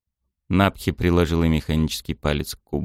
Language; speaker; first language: Russian; native; Russian